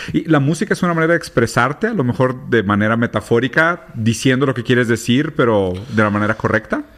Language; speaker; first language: Spanish; native; Spanish